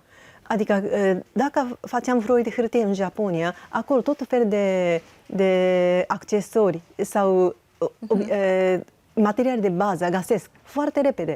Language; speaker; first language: Romanian; non-native, learner; Japanese